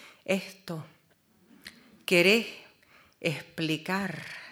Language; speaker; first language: Spanish; native; Spanish